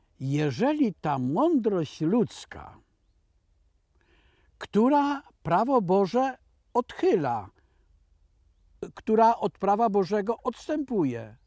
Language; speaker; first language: Polish; native; Polish